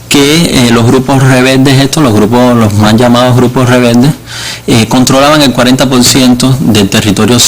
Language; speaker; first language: Spanish; native; Spanish